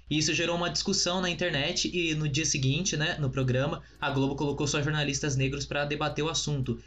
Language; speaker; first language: Portuguese; native; Portuguese